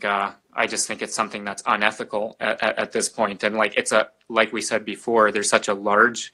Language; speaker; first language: English; native; English